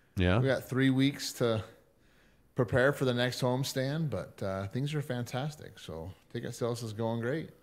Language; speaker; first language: English; native; English